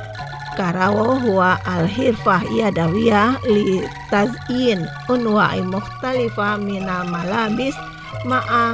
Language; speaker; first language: Arabic; non-native, fluent; Indonesian